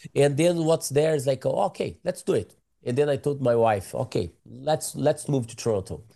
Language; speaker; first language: English; non-native, learner; Portuguese